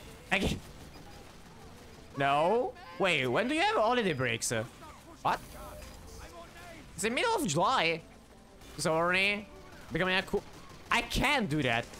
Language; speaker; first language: English; non-native, fluent; Italian